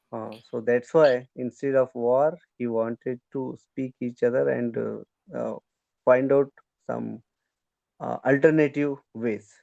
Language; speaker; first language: English; non-native, learner; Kannada